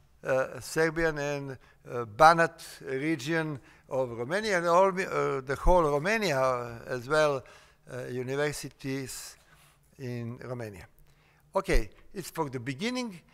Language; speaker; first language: English; non-native, fluent; Serbian